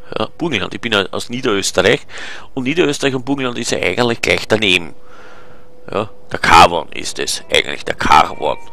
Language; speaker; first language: German; native; German